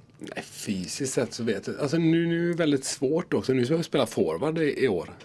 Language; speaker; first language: Swedish; native; Swedish